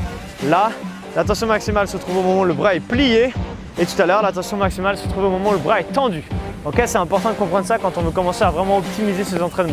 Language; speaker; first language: French; native; French